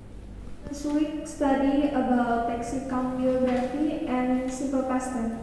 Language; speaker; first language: English; non-native, learner; Indonesian